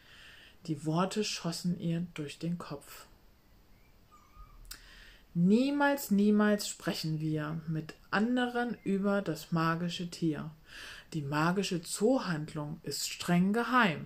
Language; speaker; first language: German; native; German